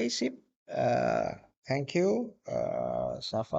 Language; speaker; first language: English; non-native, fluent; Indonesian